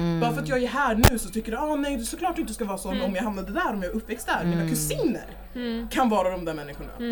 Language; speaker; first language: Swedish; non-native, fluent; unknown